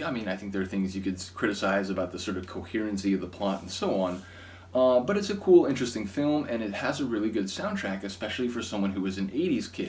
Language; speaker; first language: English; native; English